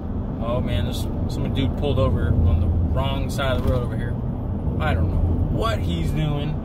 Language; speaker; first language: English; native; English